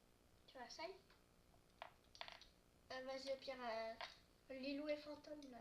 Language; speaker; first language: French; native; French